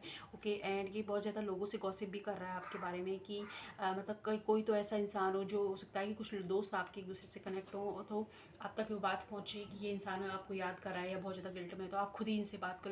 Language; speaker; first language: Hindi; native; Hindi